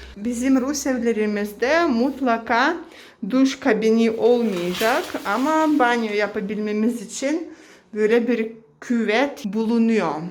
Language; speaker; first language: Turkish; non-native, fluent; Russian